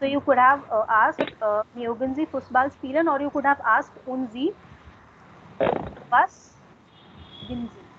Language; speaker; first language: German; non-native, fluent; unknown